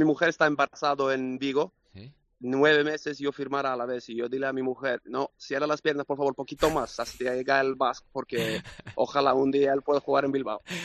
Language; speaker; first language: Spanish; non-native, learner; Swedish